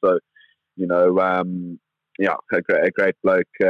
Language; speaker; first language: English; native; English